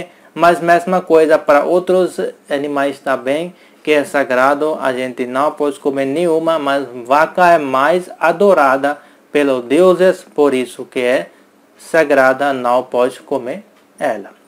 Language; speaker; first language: Portuguese; non-native, learner; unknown